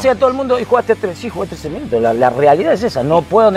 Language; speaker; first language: Spanish; native; Spanish